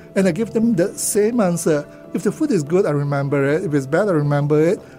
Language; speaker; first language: English; non-native, local second language; Cantonese